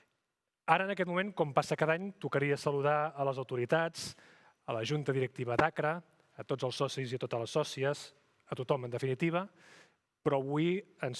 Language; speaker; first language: Catalan; native; Catalan